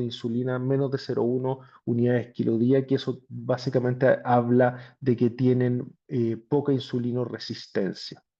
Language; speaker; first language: Spanish; native; Spanish